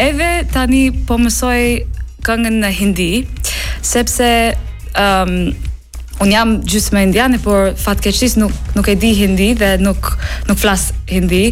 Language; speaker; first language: Albanian; non-native, learner; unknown